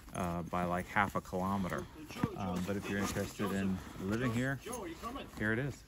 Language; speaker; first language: English; native; English